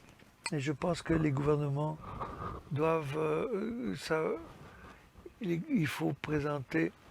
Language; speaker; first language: French; non-native, fluent; English